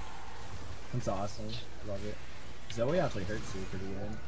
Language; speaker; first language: English; native; English